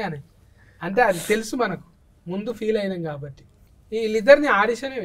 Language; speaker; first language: Telugu; native; Telugu